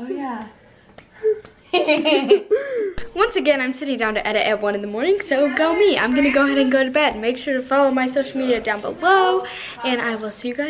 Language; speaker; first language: English; native; English